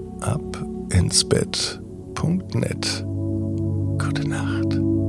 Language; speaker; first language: German; native; German